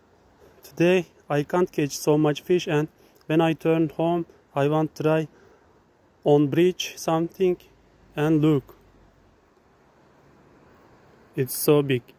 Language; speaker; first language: English; non-native, learner; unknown